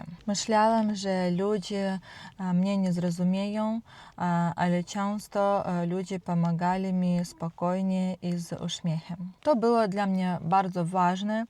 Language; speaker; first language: Polish; non-native, learner; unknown